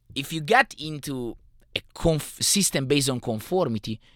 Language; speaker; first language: English; non-native, fluent; Italian